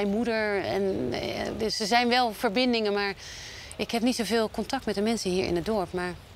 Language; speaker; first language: Dutch; native; Dutch